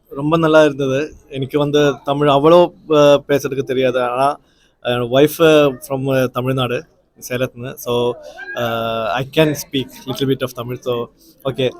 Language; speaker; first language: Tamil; non-native, learner; Malayalam